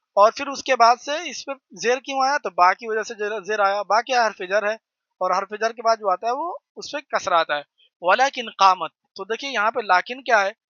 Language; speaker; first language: Urdu; native; Urdu